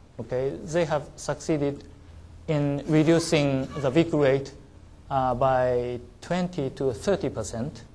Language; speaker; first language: English; non-native, learner; Japanese